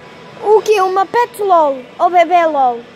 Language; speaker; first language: Portuguese; early bilingual, heritage; Portuguese